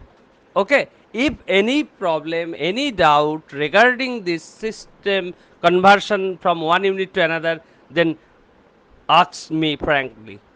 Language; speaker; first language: English; non-native, local second language; Bangla